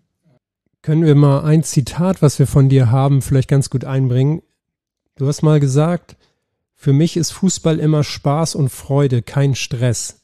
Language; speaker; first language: German; native; German